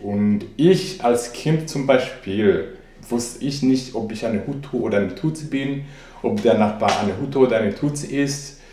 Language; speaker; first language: German; non-native, fluent; Rundi